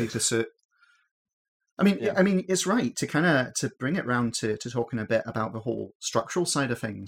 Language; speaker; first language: English; native; English